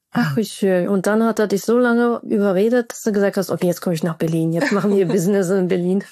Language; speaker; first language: German; native; German